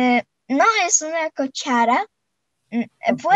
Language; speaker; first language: Spanish; non-native, fluent; Russian